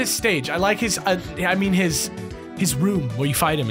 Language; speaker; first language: English; native; English